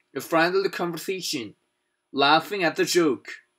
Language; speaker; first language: English; non-native, fluent; Korean